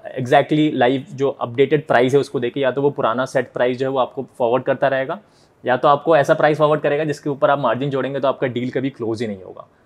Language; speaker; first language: Hindi; native; Hindi